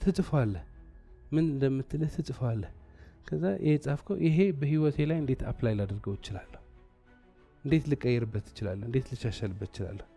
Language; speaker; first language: Amharic; non-native, local second language; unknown